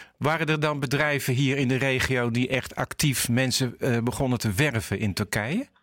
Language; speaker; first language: Dutch; native; Dutch